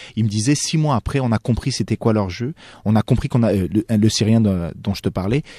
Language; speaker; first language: French; non-native, local second language; Arabic